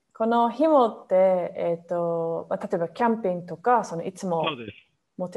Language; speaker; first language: Japanese; non-native, fluent; English